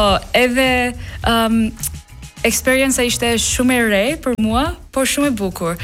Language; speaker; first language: Albanian; non-native, fluent; English